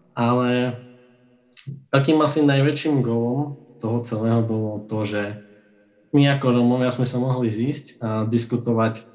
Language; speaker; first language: Slovak; native; Slovak